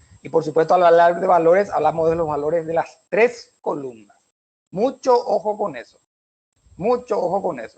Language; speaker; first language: Spanish; native; Spanish